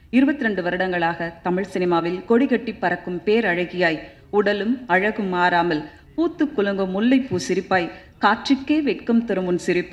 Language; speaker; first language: Tamil; native; Tamil